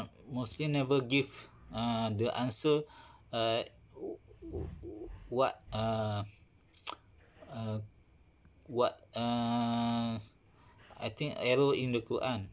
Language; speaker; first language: English; non-native, learner; Malay